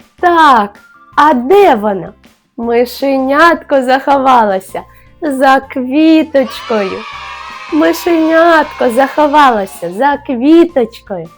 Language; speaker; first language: Ukrainian; native; Ukrainian